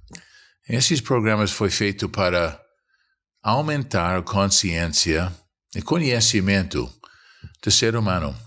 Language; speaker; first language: Portuguese; non-native, fluent; English